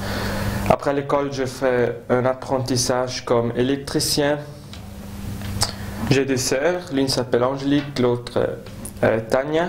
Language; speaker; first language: French; non-native, local second language; German